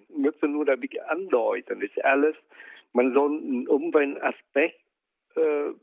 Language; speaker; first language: German; non-native, learner; Vietnamese